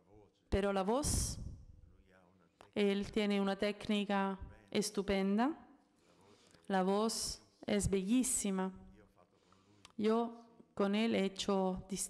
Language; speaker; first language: Spanish; non-native, fluent; Italian